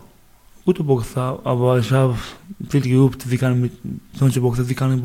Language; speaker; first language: German; non-native, learner; Baluchi